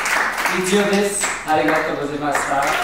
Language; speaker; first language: Japanese; non-native, learner; Nepali